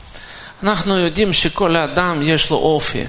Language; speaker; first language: Hebrew; non-native, fluent; Russian